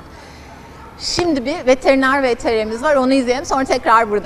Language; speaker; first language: Turkish; native; Turkish